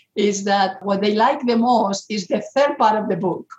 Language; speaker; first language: English; non-native, fluent; Spanish